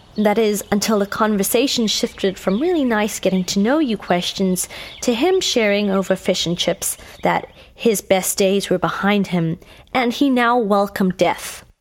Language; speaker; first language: English; native; English